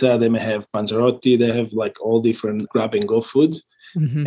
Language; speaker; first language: English; non-native, fluent; Italian